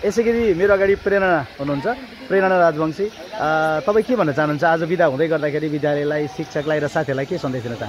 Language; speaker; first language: Nepali; native; Nepali